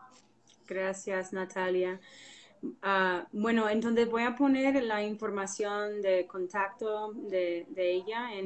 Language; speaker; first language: Spanish; non-native, fluent; English